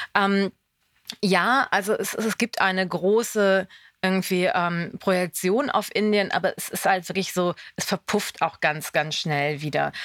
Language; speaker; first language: German; native; German